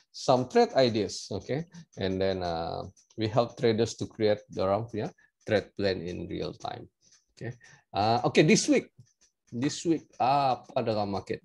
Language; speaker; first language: English; non-native, local second language; Malay